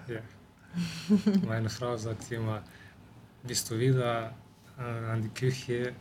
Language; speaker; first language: German; non-native, local second language; Romanian